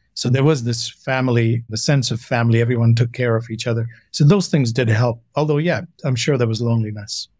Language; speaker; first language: English; non-native, local second language; Hindi